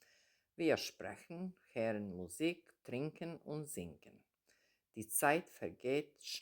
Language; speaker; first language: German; non-native, fluent; Serbian